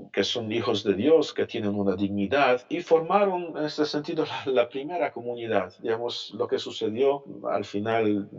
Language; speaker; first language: Spanish; non-native, fluent; Polish